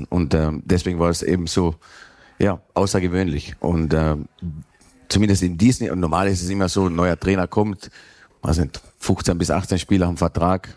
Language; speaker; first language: German; native; German